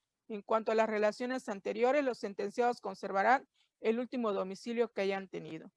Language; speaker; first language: Spanish; native; Spanish